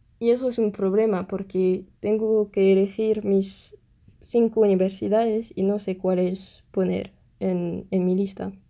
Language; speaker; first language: Spanish; non-native, fluent; French